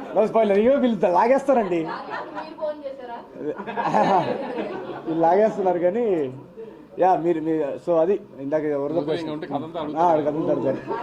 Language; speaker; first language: Telugu; native; Telugu